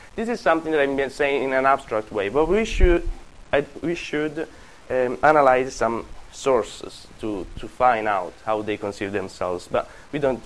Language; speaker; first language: English; non-native, fluent; Italian